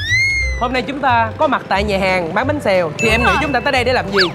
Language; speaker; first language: Vietnamese; native; Vietnamese